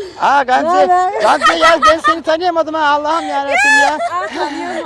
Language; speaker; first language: Turkish; native; Turkish